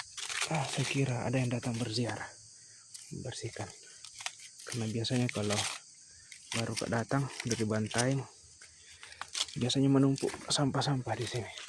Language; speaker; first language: Indonesian; native; Indonesian